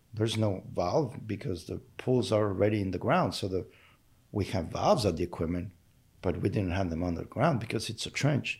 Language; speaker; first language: English; non-native, fluent; Spanish